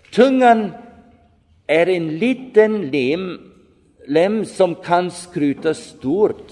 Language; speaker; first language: Swedish; non-native, fluent; German